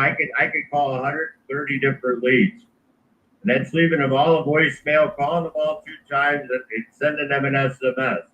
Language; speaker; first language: English; native; English